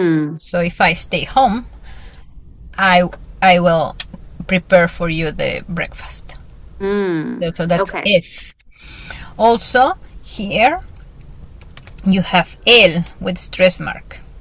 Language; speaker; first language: English; non-native, fluent; Spanish